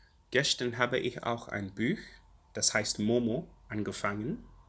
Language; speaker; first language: German; non-native, learner; English